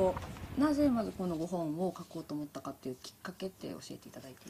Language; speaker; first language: Japanese; native; Japanese